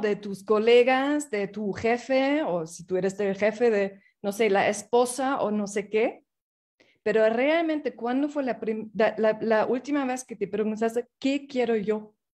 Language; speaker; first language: Spanish; non-native, fluent; English